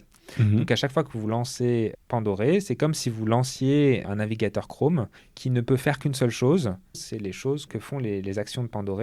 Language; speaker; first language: French; native; French